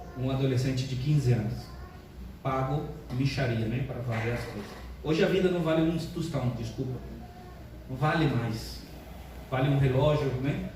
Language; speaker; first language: Portuguese; non-native, fluent; Spanish